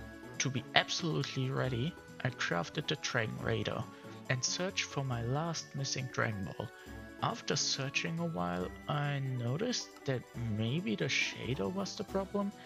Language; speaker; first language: English; non-native, fluent; German